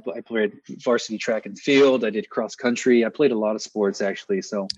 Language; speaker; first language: English; native; English